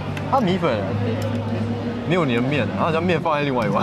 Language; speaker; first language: Chinese; non-native, local second language; English